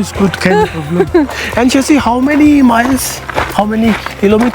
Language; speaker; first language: English; non-native, learner; Hindi